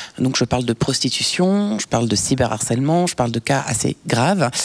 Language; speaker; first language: French; native; French